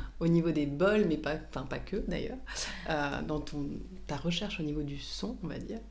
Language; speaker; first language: French; native; French